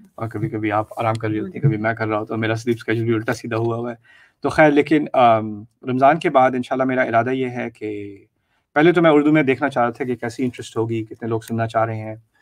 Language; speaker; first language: Urdu; native; Urdu